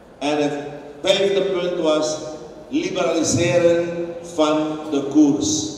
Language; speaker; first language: Dutch; native; Dutch